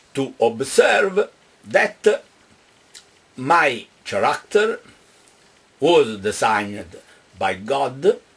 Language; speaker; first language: English; non-native, fluent; Italian